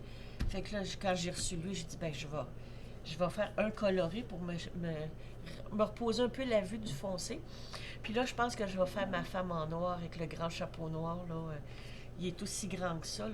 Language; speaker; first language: French; native; French